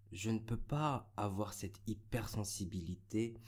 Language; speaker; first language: French; non-native, local second language; Arabic